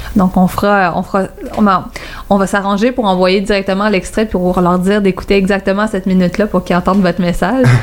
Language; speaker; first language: French; native; French